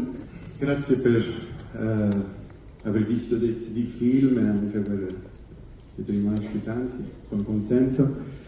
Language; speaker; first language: Italian; non-native, fluent; Persian